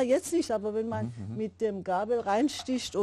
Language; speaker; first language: German; non-native, learner; Persian